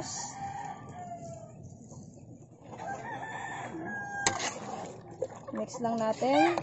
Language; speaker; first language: Filipino; non-native, local second language; Cebuano